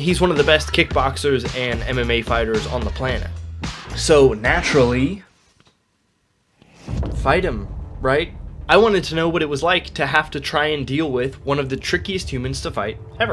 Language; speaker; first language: English; native; English